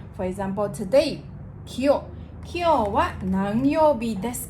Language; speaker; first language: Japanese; non-native, fluent; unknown